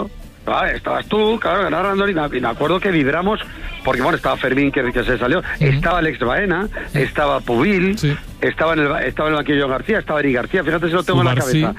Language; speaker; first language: Spanish; native; Spanish